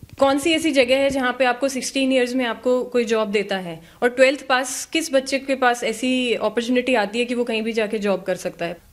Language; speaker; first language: Hindi; native; Hindi